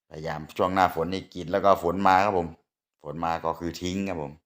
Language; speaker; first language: Thai; native; Thai